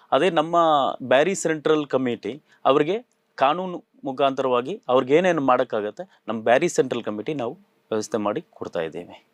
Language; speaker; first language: Kannada; non-native, local second language; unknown